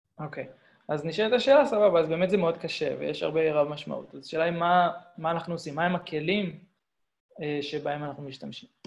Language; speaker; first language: Hebrew; native; Hebrew